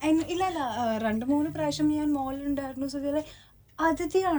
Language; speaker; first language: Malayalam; early bilingual, heritage; Malayalam